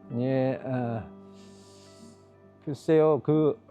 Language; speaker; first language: Korean; native; Korean